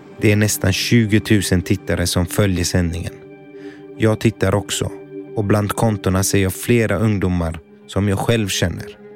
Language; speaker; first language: Swedish; native; Swedish